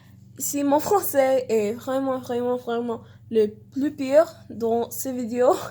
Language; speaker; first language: French; non-native, learner; English